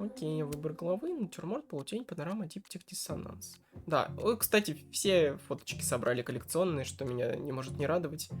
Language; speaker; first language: Russian; native; Russian